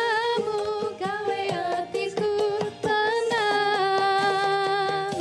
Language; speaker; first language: Indonesian; non-native, fluent; English